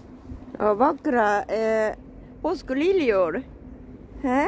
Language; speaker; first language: Swedish; non-native, fluent; Japanese